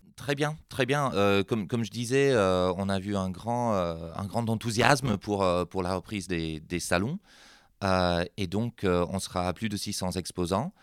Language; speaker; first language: French; non-native, fluent; English